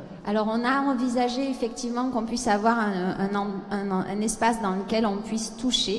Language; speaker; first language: French; native; French